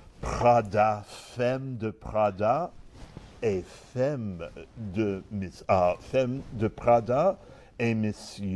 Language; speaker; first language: French; non-native, learner; English